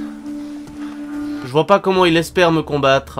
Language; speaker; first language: French; native; French